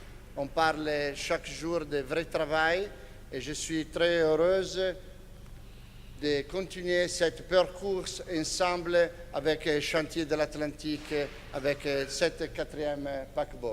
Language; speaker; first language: French; non-native, fluent; Italian